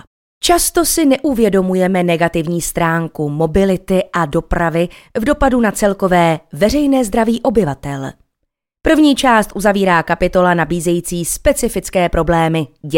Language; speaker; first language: Czech; native; Czech